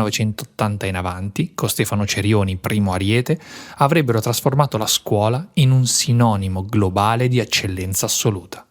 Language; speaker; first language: Italian; native; Italian